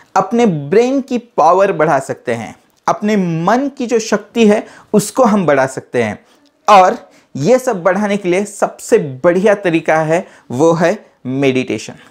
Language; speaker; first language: Hindi; non-native, local second language; Marathi